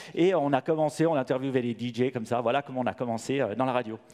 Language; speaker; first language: French; native; French